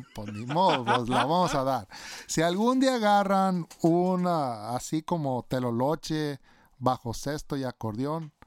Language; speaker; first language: Spanish; early bilingual, other home language; English